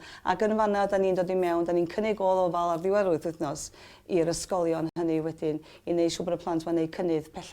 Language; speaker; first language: Welsh; native; Welsh